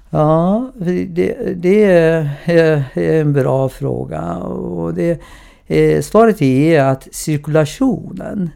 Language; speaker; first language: Swedish; non-native, fluent; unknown